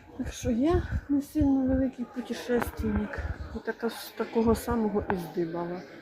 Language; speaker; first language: Ukrainian; native; Ukrainian